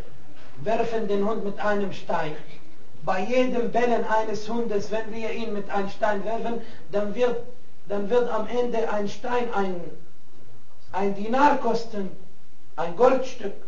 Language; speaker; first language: German; non-native, fluent; Arabic